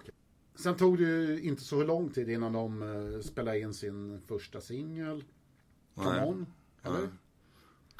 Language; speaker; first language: Swedish; native; Swedish